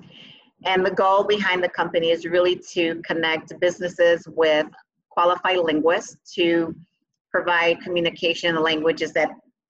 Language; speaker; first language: English; early bilingual, other home language; Spanish